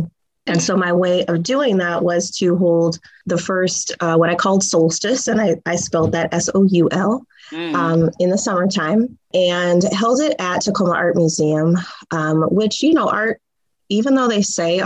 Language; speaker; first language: English; native; English